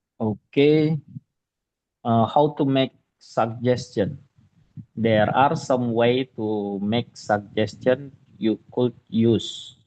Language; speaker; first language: English; non-native, learner; Indonesian